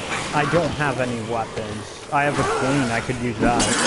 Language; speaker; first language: English; native; English